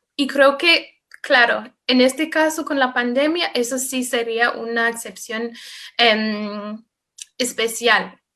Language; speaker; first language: Spanish; non-native, fluent; English